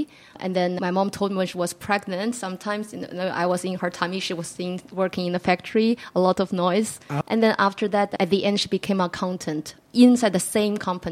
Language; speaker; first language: English; non-native, fluent; Chinese